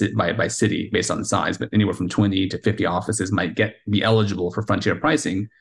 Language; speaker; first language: English; early bilingual, heritage; Spanish